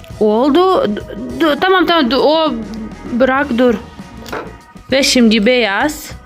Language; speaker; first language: Turkish; non-native, learner; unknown